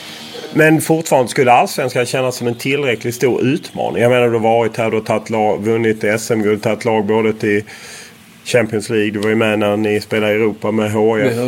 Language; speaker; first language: Swedish; native; Swedish